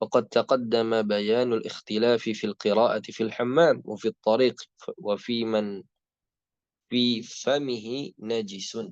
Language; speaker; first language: Arabic; non-native, fluent; Indonesian